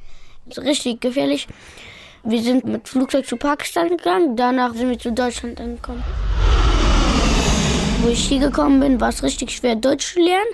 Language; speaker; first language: German; early bilingual, other home language; Pashto